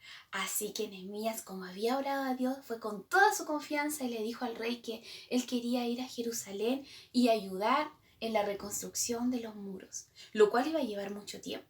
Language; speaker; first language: Spanish; native; Spanish